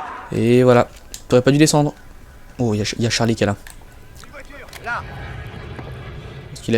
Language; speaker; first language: French; native; French